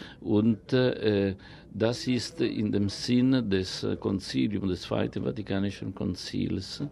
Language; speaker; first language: German; non-native, fluent; Italian